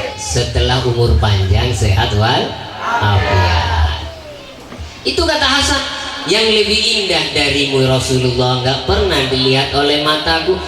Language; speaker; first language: Indonesian; non-native, local second language; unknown